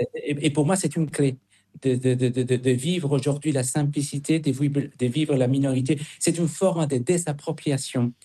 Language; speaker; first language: French; non-native, fluent; Spanish